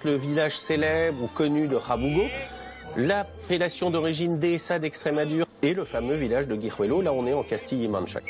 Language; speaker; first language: French; native; French